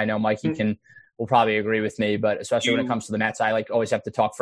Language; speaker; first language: English; native; English